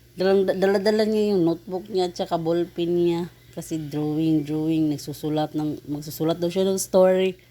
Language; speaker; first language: Filipino; native; Filipino